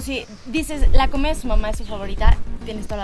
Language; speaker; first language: Spanish; native; Spanish